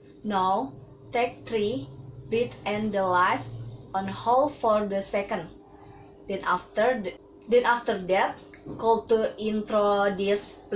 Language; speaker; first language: English; non-native, learner; Indonesian